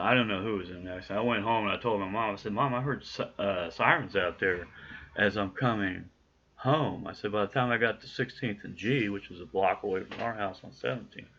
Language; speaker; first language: English; native; English